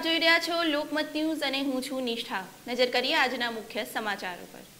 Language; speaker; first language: Gujarati; native; Gujarati